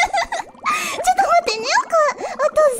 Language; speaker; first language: Japanese; non-native, learner; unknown